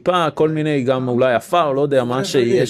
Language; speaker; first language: Hebrew; non-native, fluent; English